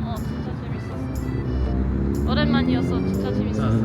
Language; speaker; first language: Korean; non-native, fluent; French